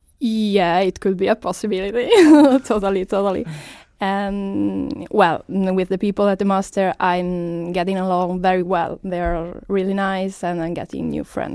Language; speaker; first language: English; non-native, learner; Italian